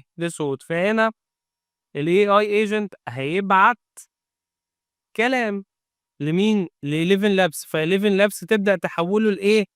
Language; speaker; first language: Arabic; native; Arabic